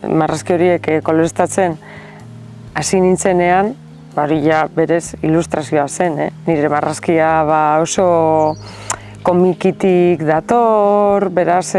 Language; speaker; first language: Basque; non-native, local second language; Spanish